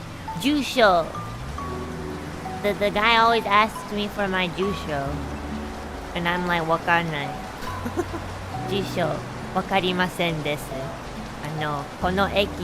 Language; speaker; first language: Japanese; non-native, learner; Chinese